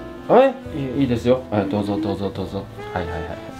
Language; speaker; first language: Japanese; non-native, learner; Chinese